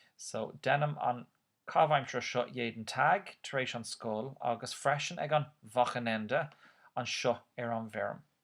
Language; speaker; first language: Irish; non-native, local second language; English